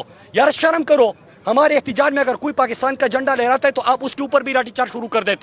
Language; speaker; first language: Urdu; native; Urdu